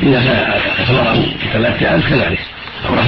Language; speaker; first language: Arabic; native; Arabic